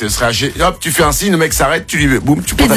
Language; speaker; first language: French; native; French